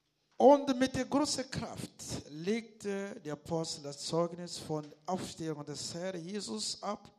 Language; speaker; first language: German; non-native, learner; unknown